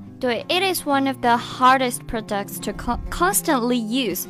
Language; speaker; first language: English; non-native, fluent; Chinese